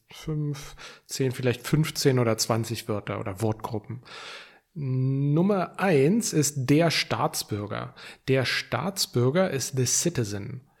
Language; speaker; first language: German; native; German